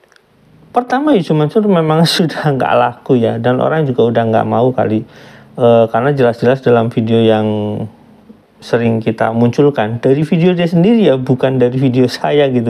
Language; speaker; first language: Indonesian; native; Indonesian